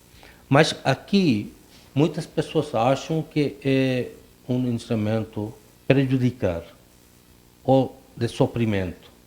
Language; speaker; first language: Portuguese; non-native, fluent; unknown